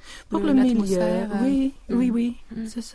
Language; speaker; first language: French; non-native, learner; Swedish